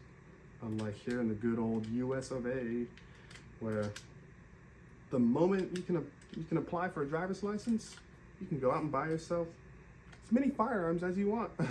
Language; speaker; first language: English; native; English